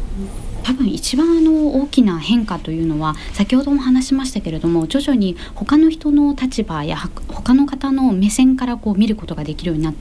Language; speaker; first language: Japanese; native; Japanese